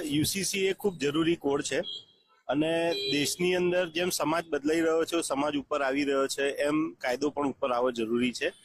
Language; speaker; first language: Gujarati; native; Gujarati